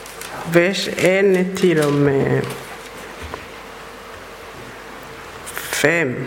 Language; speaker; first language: Swedish; non-native, learner; Persian